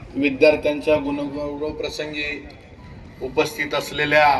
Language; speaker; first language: Marathi; native; Marathi